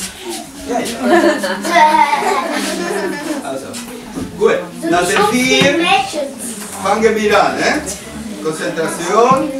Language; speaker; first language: German; non-native, learner; Spanish